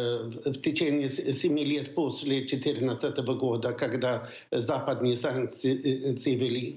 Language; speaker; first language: Russian; non-native, fluent; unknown